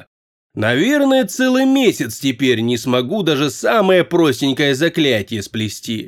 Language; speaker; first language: Russian; native; Russian